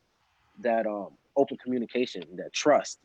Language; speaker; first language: English; native; English